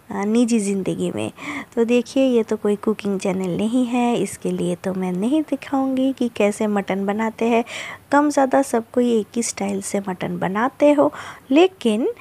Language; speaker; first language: Hindi; non-native, local second language; Bangla